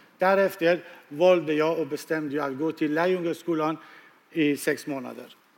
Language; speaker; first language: Swedish; non-native, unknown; Persian